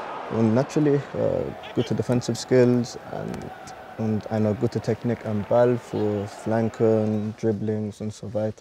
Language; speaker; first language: German; non-native, learner; English